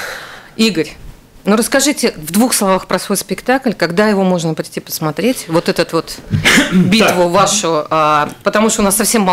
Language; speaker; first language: Russian; native; Russian